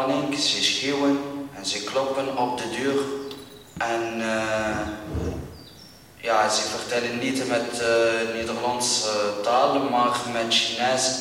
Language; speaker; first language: Dutch; non-native, learner; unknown